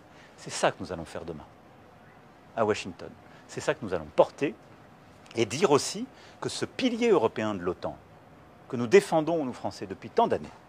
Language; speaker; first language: French; native; French